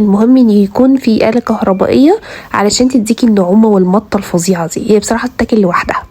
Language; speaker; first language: Arabic; native; Arabic